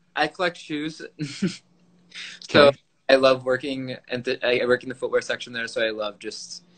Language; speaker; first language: English; native; English